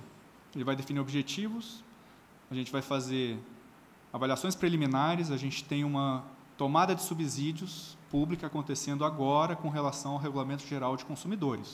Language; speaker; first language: Portuguese; native; Portuguese